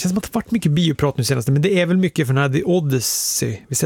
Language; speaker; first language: Swedish; native; Swedish